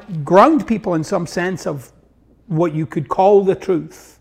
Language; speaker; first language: English; native; English